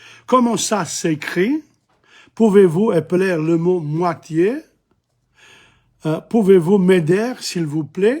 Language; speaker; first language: French; non-native, fluent; English